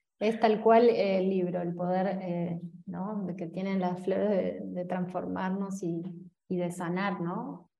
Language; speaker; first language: Spanish; native; Spanish